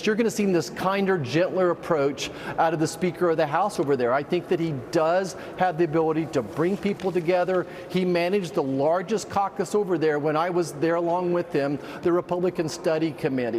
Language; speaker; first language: English; native; English